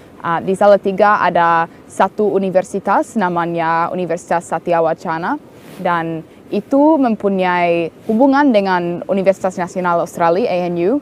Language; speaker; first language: Indonesian; non-native, fluent; English